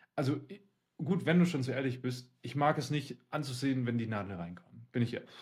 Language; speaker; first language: German; early bilingual, other home language; Russian